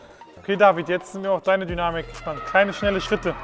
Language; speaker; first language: German; native; German